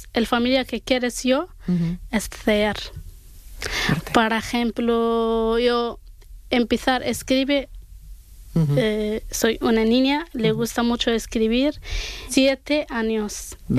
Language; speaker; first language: Spanish; non-native, learner; Arabic